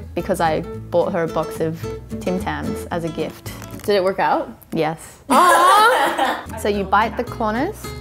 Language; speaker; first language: English; native; English